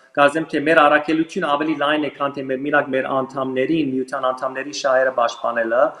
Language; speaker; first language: Armenian; early bilingual, heritage; Armenian